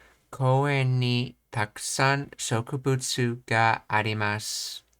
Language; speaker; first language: Japanese; non-native, learner; English